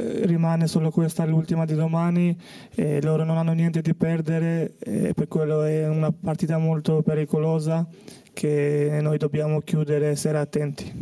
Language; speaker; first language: Italian; non-native, fluent; Albanian